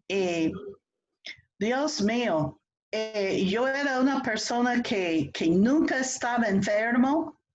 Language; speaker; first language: Spanish; non-native, fluent; English